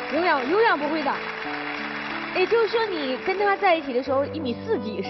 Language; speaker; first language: Chinese; native; Chinese